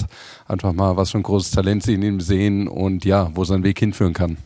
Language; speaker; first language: German; native; German